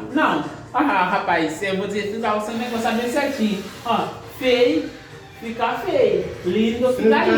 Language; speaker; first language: Portuguese; non-native, learner; Haitian Creole